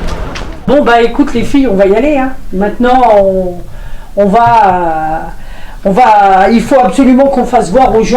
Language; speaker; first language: French; native; French